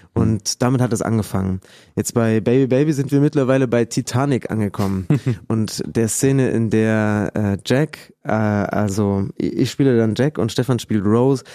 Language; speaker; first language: German; native; German